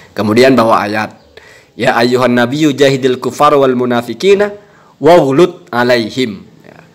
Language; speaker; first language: Indonesian; non-native, local second language; Madurese